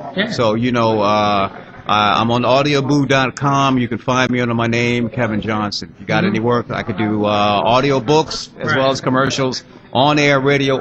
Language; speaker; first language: English; native; English